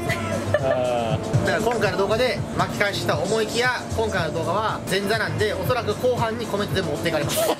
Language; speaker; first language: Japanese; native; Japanese